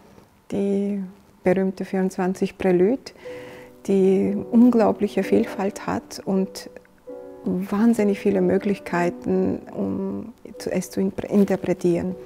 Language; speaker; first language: German; non-native, fluent; Georgian